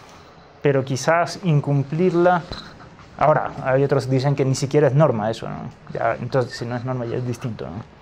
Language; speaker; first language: Spanish; native; Spanish